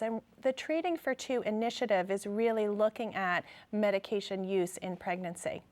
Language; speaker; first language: English; native; English